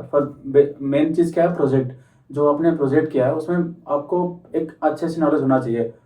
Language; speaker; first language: Hindi; native; Hindi